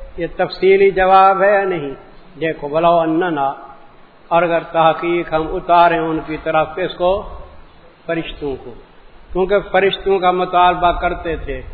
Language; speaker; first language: Urdu; non-native, local second language; Punjabi